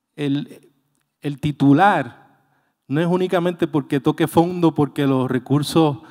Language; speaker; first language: Spanish; native; Spanish